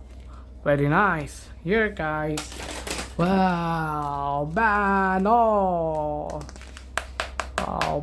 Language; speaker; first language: English; non-native, learner; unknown